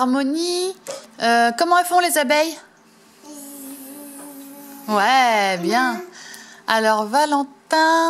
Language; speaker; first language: French; native; French